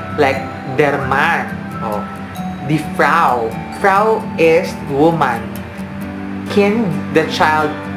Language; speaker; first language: German; non-native, learner; Filipino